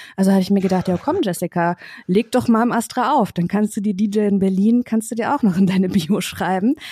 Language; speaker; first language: German; native; German